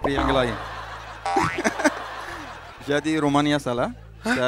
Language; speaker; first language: Indonesian; non-native, fluent; Arabic